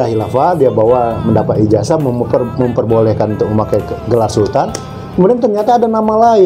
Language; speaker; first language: Indonesian; native; Indonesian